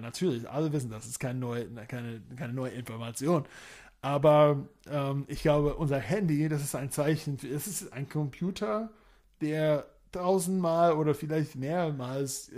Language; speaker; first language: German; non-native, fluent; English